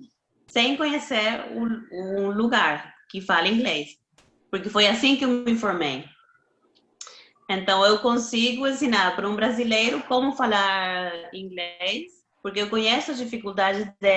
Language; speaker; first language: Portuguese; non-native, fluent; Spanish